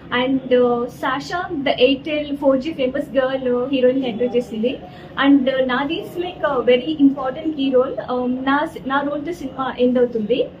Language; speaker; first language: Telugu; non-native, learner; Kannada